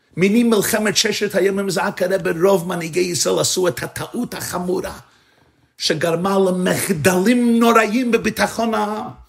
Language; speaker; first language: Hebrew; non-native, fluent; English